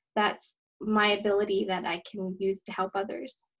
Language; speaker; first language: English; native; English